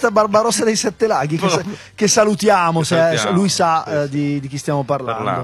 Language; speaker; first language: Italian; native; Italian